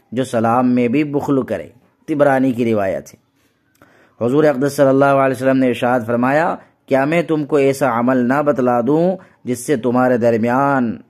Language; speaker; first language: Urdu; native; Urdu